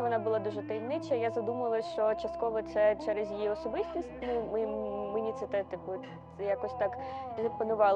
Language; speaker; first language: Ukrainian; native; Ukrainian